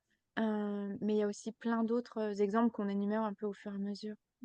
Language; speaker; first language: French; native; French